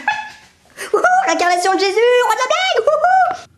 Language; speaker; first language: French; native; French